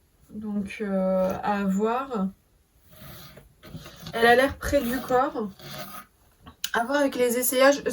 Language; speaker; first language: French; native; French